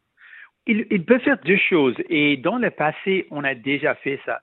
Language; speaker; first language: French; non-native, local second language; Punjabi